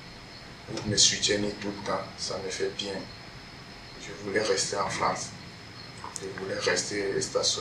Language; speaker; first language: French; non-native, learner; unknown